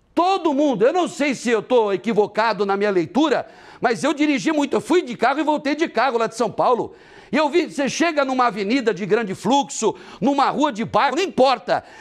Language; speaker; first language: Portuguese; native; Portuguese